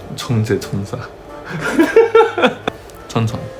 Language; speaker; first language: Korean; non-native, fluent; Chinese